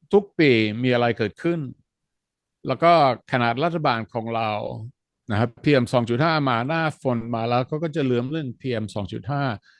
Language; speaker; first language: Thai; non-native, fluent; Dutch